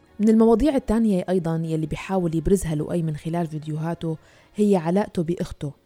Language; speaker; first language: Arabic; native; Arabic